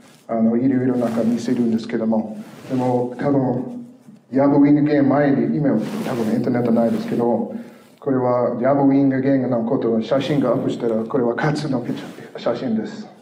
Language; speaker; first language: Japanese; non-native, fluent; English